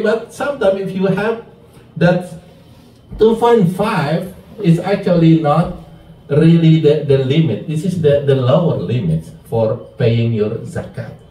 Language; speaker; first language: English; non-native, fluent; Indonesian